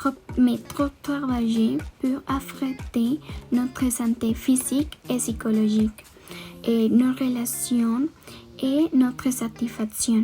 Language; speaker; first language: French; non-native, learner; Spanish